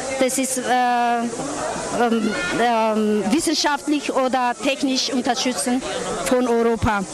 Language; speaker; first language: German; non-native, learner; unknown